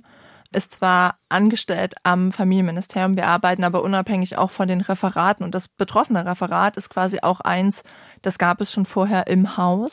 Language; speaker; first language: German; native; German